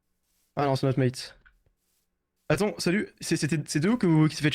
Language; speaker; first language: French; native; French